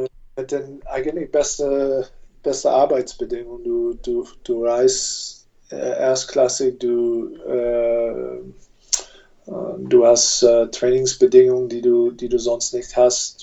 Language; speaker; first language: German; non-native, fluent; English